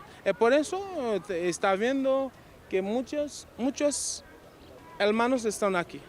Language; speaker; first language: Spanish; non-native, fluent; Haitian Creole